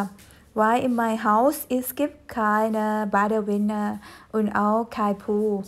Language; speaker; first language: German; non-native, fluent; Thai